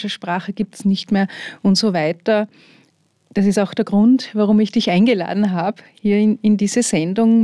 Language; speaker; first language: German; native; German